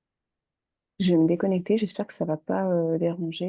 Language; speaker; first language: French; native; French